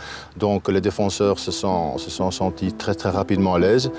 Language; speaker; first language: French; native; French